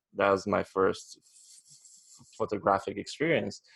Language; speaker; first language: English; non-native, fluent; Polish